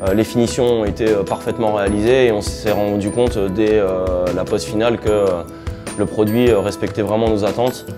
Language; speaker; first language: French; native; French